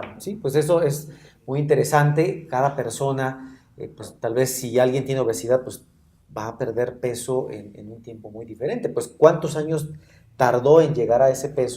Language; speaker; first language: Spanish; native; Spanish